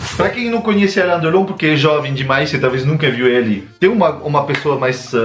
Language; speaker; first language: Portuguese; non-native, fluent; French